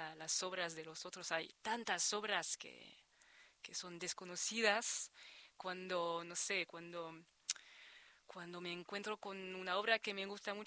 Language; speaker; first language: Spanish; non-native, fluent; French